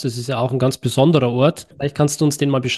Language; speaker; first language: German; native; German